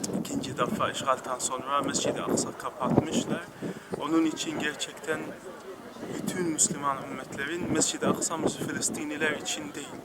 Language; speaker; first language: Turkish; non-native, learner; Arabic